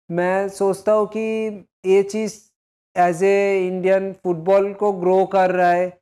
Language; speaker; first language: Hindi; non-native, local second language; Bangla